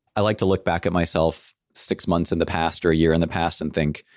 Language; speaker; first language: English; native; English